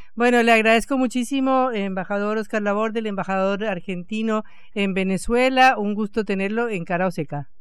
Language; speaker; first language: Spanish; native; Spanish